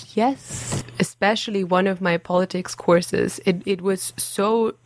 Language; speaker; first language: English; non-native, fluent; German